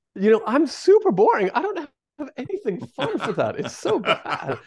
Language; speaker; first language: English; native; English